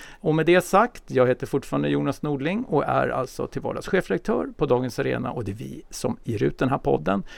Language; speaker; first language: Swedish; native; Swedish